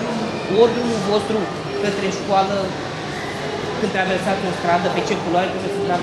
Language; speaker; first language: Romanian; native; Romanian